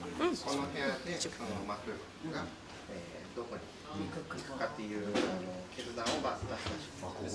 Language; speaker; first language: Japanese; early bilingual, heritage; Japanese